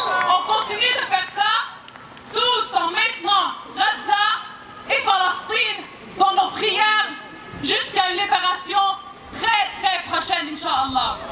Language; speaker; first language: French; native; French